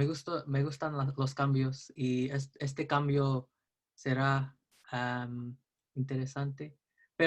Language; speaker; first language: Spanish; non-native, learner; English